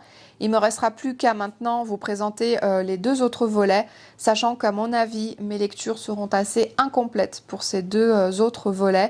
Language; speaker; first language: French; native; French